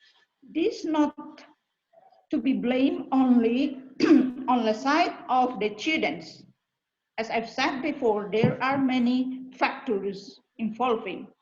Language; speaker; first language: English; non-native, fluent; Indonesian